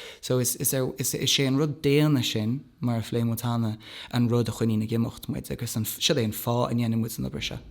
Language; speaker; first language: Irish; non-native, local second language; English